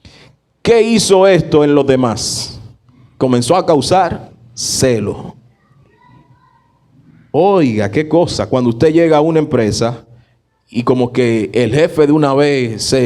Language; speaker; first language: Spanish; native; Spanish